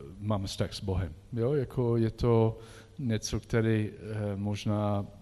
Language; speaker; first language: Czech; non-native, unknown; English